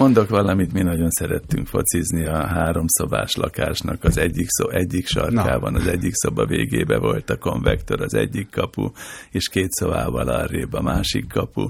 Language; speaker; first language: Hungarian; native; Hungarian